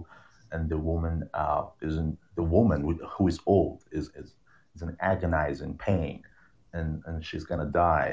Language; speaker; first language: English; non-native, fluent; Persian